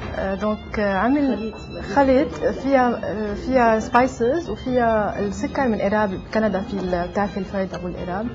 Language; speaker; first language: Arabic; native; Arabic